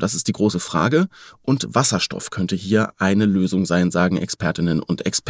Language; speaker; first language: German; native; German